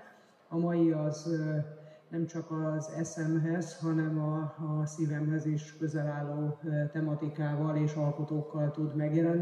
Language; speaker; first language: Hungarian; native; Hungarian